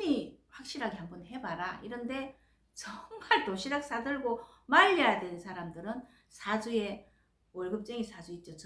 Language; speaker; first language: Korean; native; Korean